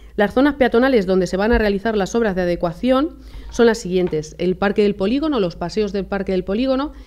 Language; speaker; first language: Spanish; native; Spanish